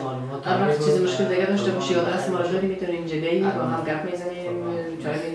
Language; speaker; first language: Persian; native; Persian